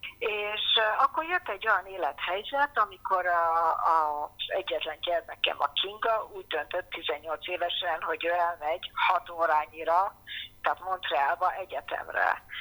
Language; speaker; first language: Hungarian; early bilingual, heritage; Hungarian